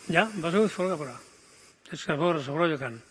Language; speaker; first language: Swedish; non-native, fluent; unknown